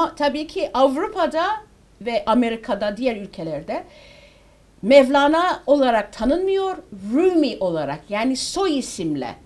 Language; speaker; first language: Turkish; early bilingual, heritage; Turkish